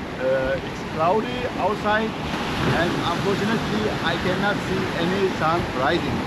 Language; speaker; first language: English; non-native, learner; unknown